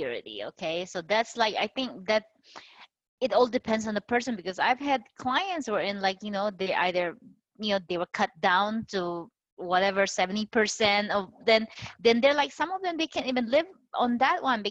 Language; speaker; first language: English; non-native, local second language; Filipino